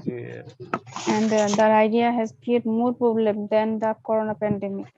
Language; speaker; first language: English; non-native, learner; Bangla